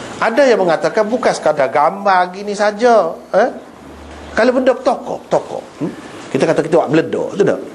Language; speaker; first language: Malay; native; Malay